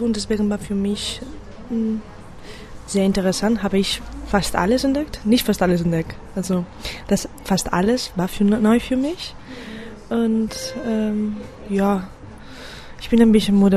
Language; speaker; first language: German; non-native, fluent; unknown